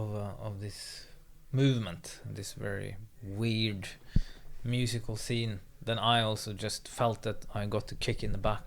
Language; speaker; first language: English; non-native, fluent; Norwegian